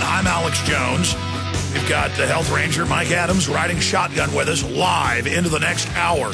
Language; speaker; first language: English; native; English